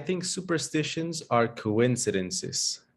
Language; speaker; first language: English; non-native, fluent; Spanish